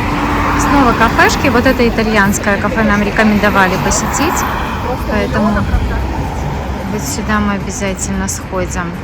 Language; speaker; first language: Russian; native; Russian